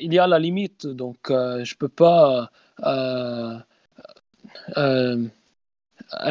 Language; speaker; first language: French; non-native, local second language; Arabic